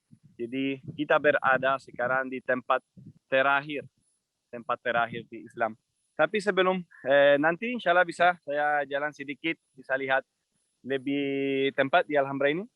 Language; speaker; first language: Indonesian; non-native, fluent; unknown